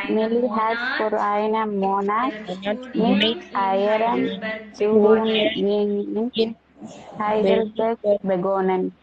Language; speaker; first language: German; non-native, learner; Tamil